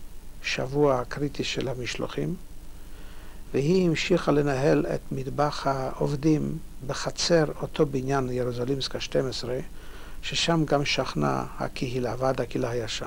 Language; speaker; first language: Hebrew; non-native, fluent; Polish